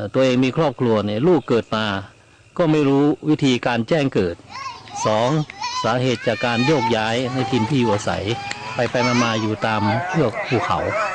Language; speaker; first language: Thai; native; Thai